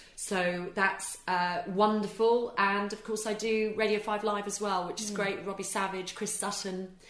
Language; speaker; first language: English; native; English